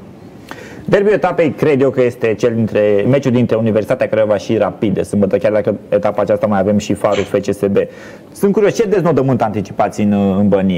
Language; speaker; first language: Romanian; native; Romanian